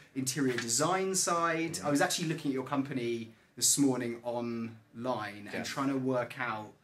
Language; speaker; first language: English; native; English